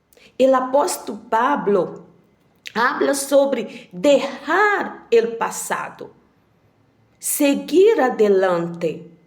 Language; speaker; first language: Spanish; non-native, learner; Portuguese